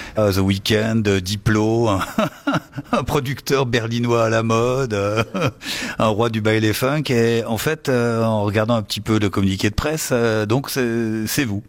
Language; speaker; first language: French; native; French